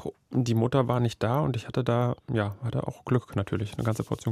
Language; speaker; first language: German; native; German